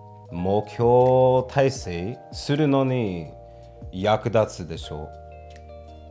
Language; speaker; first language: Japanese; non-native, fluent; English